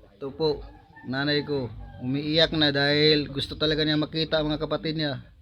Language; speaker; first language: Filipino; non-native, local second language; Cebuano